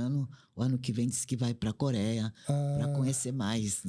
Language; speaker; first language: Portuguese; non-native, fluent; Korean